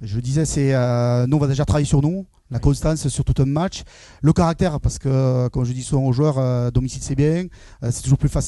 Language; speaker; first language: French; native; French